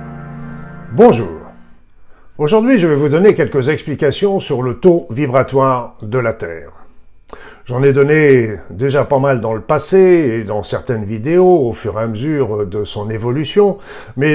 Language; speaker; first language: French; native; French